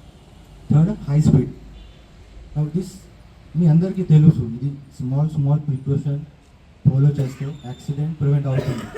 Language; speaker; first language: Telugu; non-native, learner; Hindi